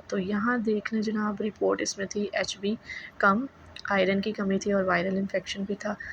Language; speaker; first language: Urdu; native; Urdu